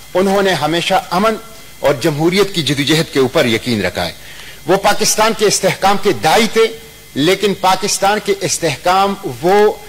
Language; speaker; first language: Urdu; non-native, local second language; Pashto